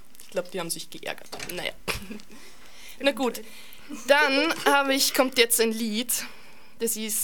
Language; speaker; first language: German; native; German